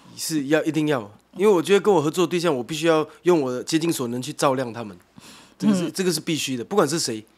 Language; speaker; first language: Chinese; native; Chinese